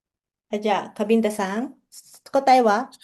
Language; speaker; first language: Japanese; non-native, fluent; Filipino